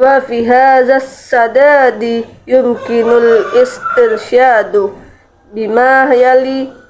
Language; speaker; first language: Arabic; non-native, learner; Indonesian